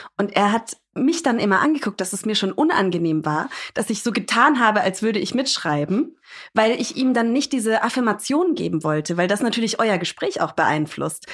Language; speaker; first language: German; early bilingual, other home language; English